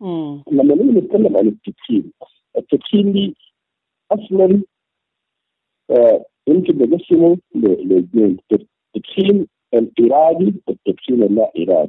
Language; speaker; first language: Arabic; native; Arabic